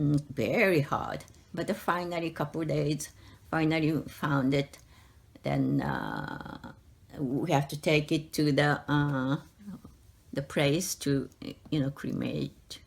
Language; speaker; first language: English; non-native, learner; Japanese